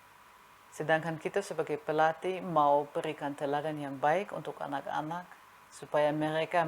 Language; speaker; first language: Indonesian; non-native, fluent; German